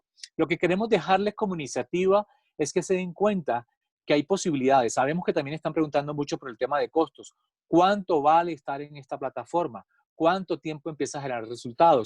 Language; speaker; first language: Spanish; native; Spanish